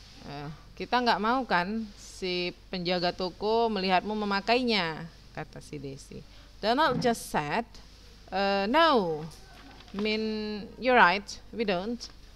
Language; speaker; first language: English; non-native, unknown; Indonesian